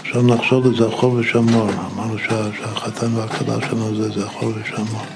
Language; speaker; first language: Hebrew; non-native, fluent; English